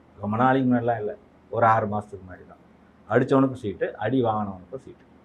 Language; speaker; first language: Tamil; non-native, local second language; Telugu